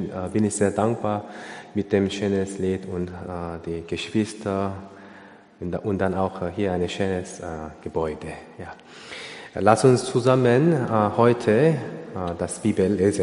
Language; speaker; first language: German; non-native, learner; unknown